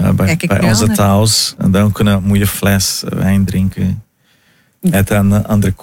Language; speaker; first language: Dutch; non-native, learner; Portuguese